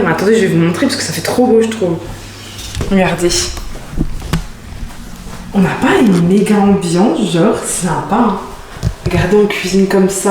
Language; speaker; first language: French; native; French